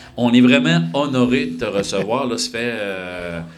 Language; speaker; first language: French; native; French